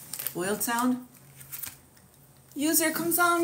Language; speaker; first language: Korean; non-native, learner; English